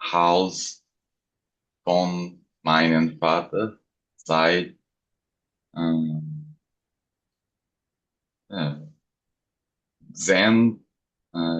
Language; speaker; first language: German; non-native, learner; Portuguese